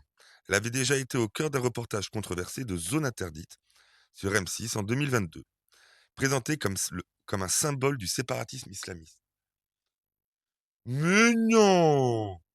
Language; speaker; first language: French; native; French